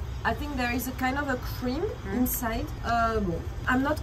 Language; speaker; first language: English; non-native, learner; French